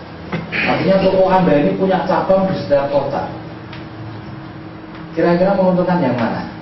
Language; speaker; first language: Indonesian; native; Indonesian